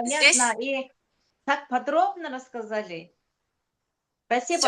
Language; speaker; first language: Russian; non-native, fluent; Mongolian